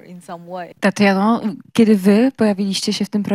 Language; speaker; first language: Polish; native; Polish